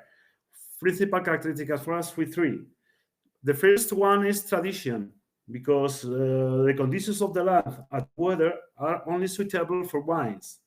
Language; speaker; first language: English; non-native, learner; Spanish